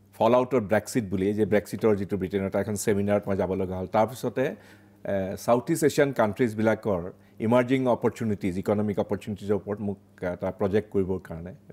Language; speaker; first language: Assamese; native; Assamese